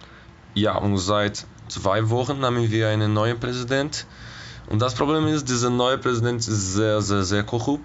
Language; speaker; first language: German; non-native, fluent; Portuguese